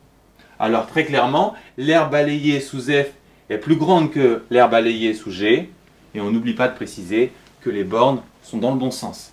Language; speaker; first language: French; native; French